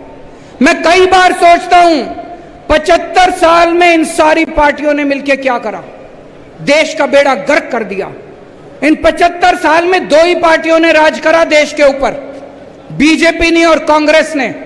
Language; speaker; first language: Hindi; native; Hindi